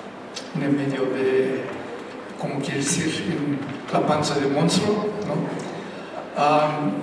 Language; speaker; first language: Spanish; non-native, fluent; English